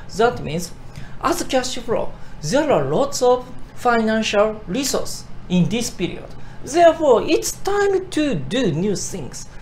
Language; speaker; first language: English; non-native, fluent; Japanese